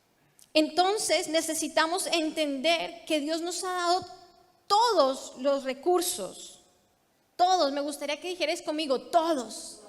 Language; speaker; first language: Spanish; native; Spanish